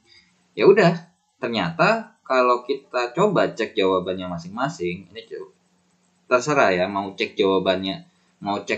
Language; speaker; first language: Indonesian; native; Indonesian